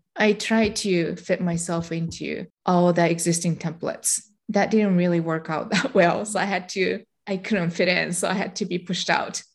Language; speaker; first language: English; non-native, fluent; Japanese